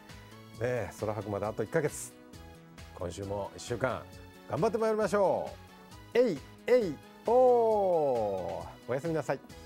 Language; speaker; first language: Japanese; native; Japanese